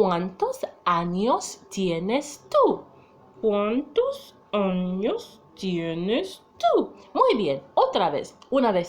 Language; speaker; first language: Spanish; non-native, fluent; English